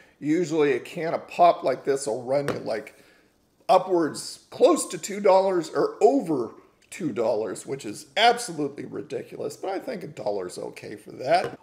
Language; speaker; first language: English; native; English